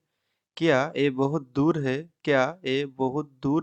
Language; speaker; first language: Hindi; non-native, fluent; Bangla